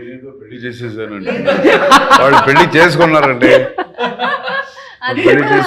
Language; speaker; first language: Telugu; native; Telugu